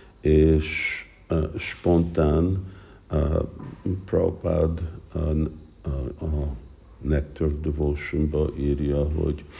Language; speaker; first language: Hungarian; early bilingual, heritage; Hungarian